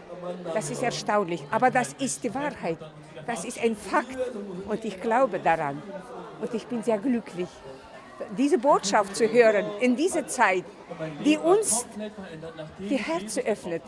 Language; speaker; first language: German; non-native, fluent; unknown